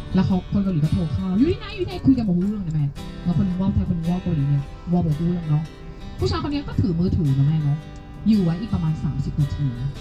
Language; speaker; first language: Thai; native; Thai